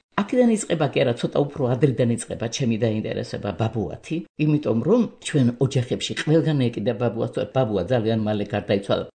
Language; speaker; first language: Georgian; native; Georgian